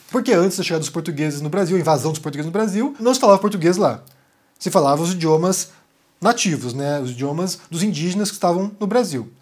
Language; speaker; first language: Portuguese; native; Portuguese